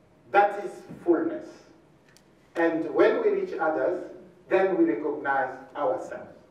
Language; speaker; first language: English; non-native, fluent; Luba-Lulua